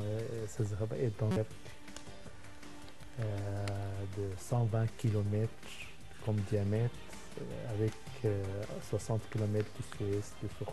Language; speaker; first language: French; non-native, fluent; Arabic